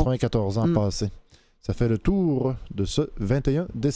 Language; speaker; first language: French; native; French